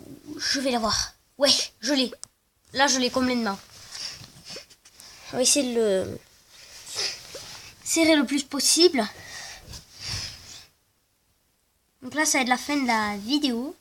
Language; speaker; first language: French; native; French